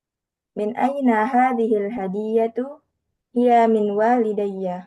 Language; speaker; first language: Arabic; non-native, learner; Indonesian